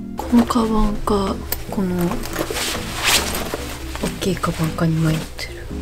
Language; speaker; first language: Japanese; early bilingual, other home language; English